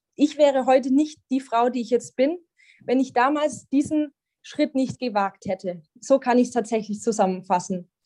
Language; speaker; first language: German; native; German